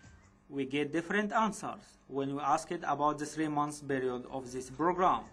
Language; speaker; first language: English; non-native, fluent; Arabic